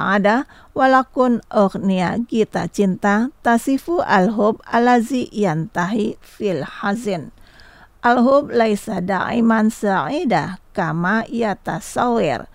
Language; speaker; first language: Arabic; non-native, fluent; Indonesian